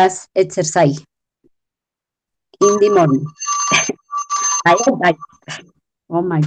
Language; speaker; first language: English; non-native, learner; Spanish